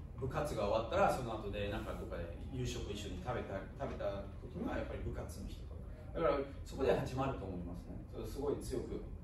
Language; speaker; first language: Japanese; non-native, fluent; German